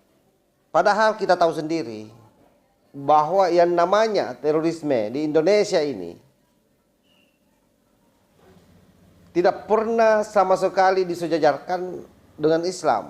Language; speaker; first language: Indonesian; native; Indonesian